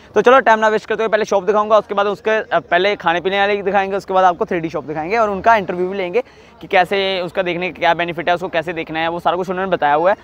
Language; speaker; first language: Hindi; native; Hindi